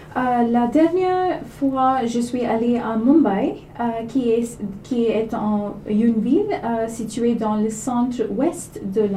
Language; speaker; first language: French; non-native, learner; Malayalam